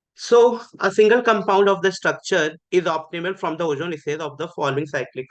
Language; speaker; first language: English; non-native, local second language; Hindi